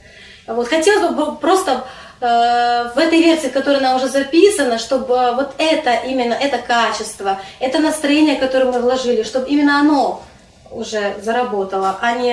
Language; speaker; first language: Russian; non-native, local second language; Crimean Tatar